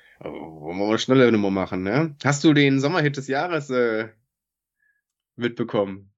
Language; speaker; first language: German; native; German